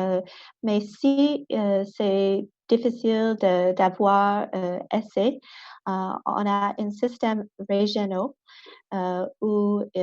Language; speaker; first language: French; non-native, local second language; English